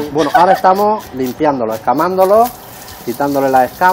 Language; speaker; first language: Spanish; native; Spanish